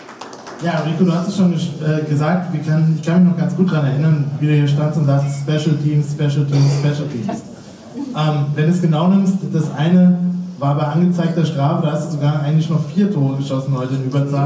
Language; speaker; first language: German; native; German